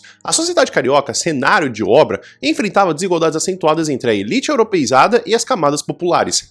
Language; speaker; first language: Portuguese; native; Portuguese